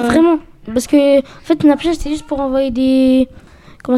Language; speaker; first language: French; native; French